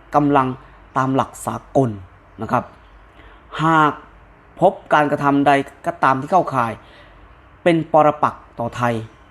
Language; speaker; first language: Thai; native; Thai